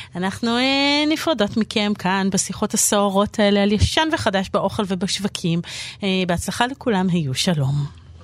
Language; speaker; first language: Hebrew; native; Hebrew